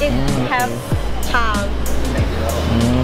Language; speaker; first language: English; non-native, learner; Thai